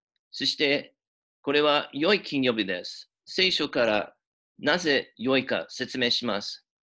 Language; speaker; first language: Japanese; non-native, fluent; English